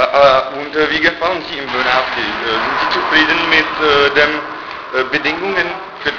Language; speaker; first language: German; non-native, learner; Czech